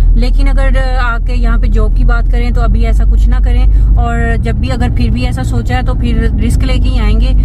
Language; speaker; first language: Urdu; non-native, local second language; Punjabi